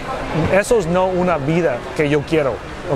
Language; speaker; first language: Spanish; non-native, learner; English